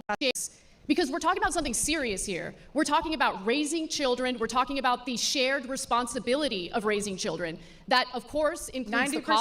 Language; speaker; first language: English; native; English